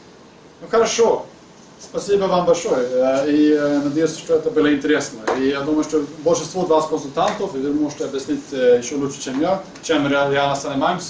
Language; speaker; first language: Russian; non-native, learner; Swedish